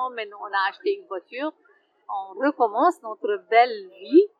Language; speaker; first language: French; non-native, fluent; Arabic